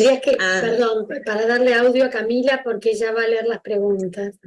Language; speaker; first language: Spanish; native; Spanish